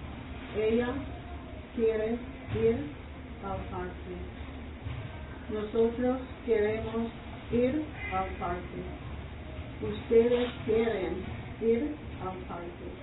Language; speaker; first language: Spanish; non-native, learner; English